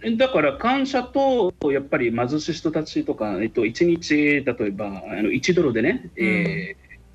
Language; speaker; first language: Japanese; non-native, fluent; Arabic